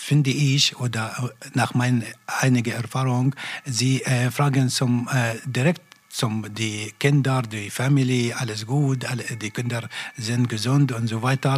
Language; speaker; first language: German; non-native, learner; Arabic